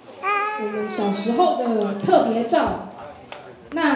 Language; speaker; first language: Chinese; native; Chinese